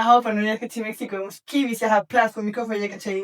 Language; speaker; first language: Danish; non-native, learner; Spanish